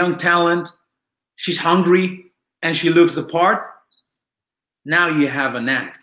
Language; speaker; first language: English; non-native, fluent; Spanish